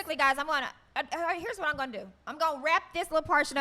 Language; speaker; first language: English; native; English